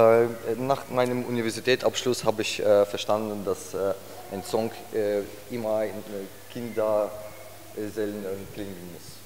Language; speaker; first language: German; non-native, learner; Ukrainian